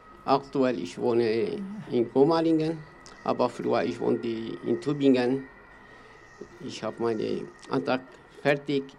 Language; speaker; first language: German; non-native, learner; Kurdish